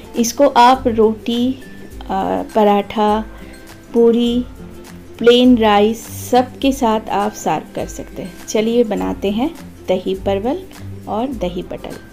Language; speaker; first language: Hindi; non-native, local second language; Bangla